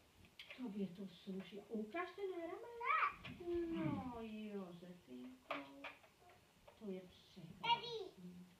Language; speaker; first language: Czech; native; Czech